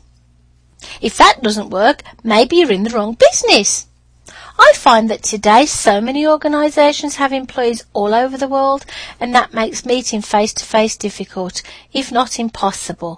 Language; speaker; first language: English; native; English